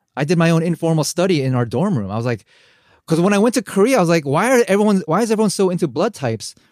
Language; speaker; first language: English; early bilingual, other home language; Korean